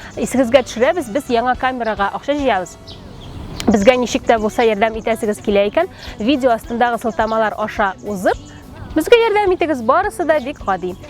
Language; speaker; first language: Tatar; native; Tatar